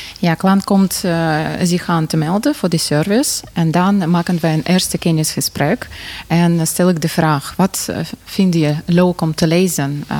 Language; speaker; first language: Dutch; non-native, fluent; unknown